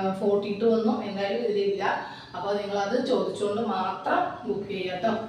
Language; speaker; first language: Malayalam; native; Malayalam